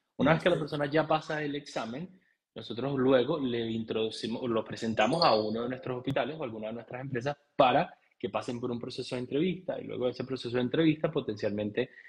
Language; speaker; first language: Spanish; native; Spanish